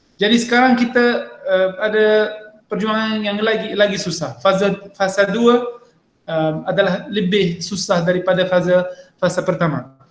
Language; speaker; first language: Malay; non-native, learner; Arabic